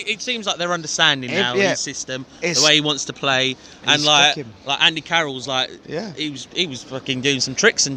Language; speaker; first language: English; native; English